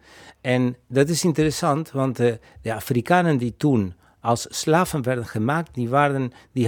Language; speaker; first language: Dutch; non-native, fluent; Spanish